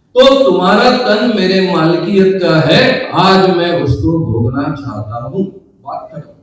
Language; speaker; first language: Hindi; non-native, local second language; Marathi